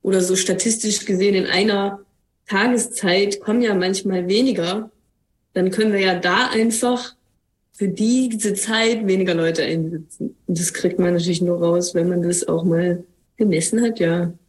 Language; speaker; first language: German; native; German